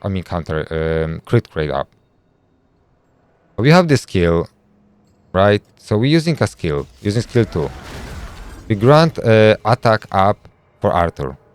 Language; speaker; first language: English; non-native, fluent; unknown